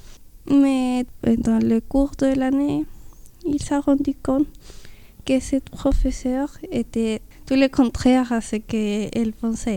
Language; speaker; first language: French; non-native, learner; Spanish